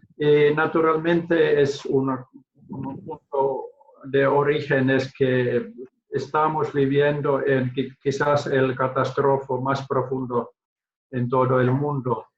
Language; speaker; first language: Spanish; non-native, learner; Finnish